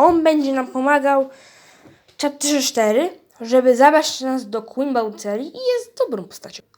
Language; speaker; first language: Polish; early bilingual, heritage; Polish